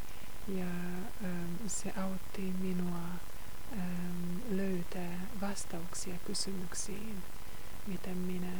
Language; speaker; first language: Finnish; non-native, fluent; Hungarian